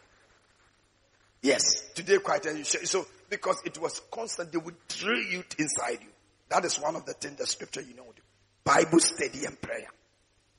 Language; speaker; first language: English; non-native, local second language; Akan